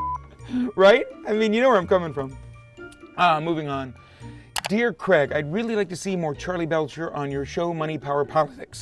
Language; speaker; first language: English; native; English